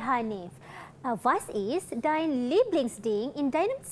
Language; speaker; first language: German; non-native, fluent; Malay